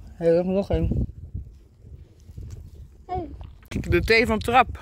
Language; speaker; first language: Dutch; native; Dutch